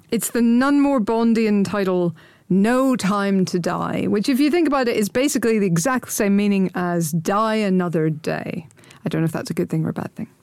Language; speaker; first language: English; native; English